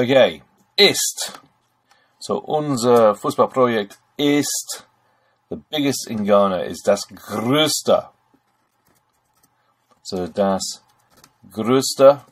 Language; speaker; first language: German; non-native, fluent; English